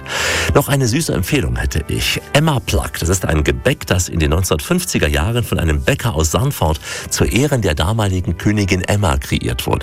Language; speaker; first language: German; native; German